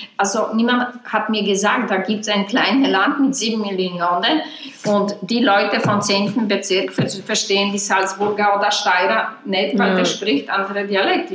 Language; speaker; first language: German; non-native, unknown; Polish